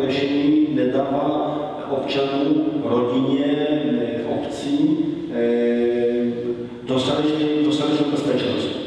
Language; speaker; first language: Czech; non-native, fluent; Polish